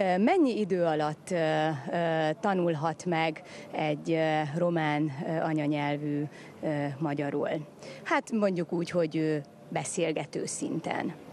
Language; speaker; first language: Hungarian; native; Hungarian